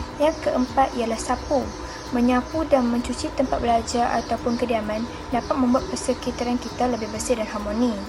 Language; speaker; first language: Malay; native; Malay